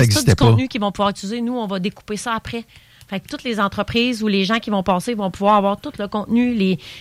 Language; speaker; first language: French; native; French